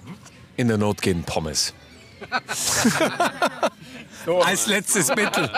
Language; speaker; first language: German; native; German